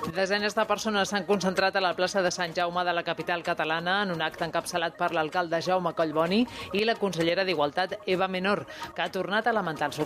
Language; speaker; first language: Catalan; native; Catalan